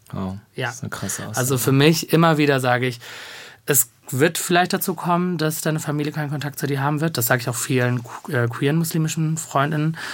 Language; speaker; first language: German; native; German